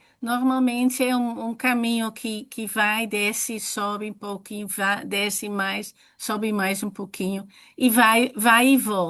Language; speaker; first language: Portuguese; non-native, fluent; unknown